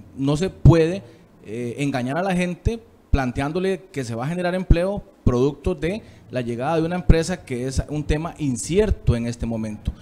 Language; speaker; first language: Spanish; native; Spanish